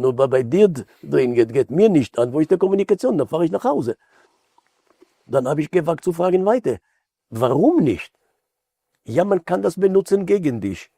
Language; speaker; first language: German; non-native, fluent; Hebrew